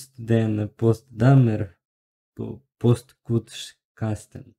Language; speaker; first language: German; non-native, learner; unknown